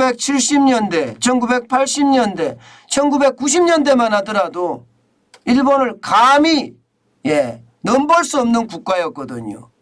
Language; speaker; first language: Korean; native; Korean